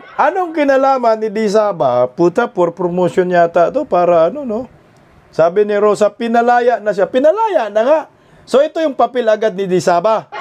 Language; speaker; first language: Filipino; non-native, local second language; Cebuano